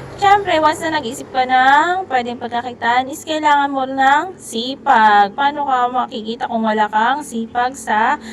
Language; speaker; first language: Filipino; native; Filipino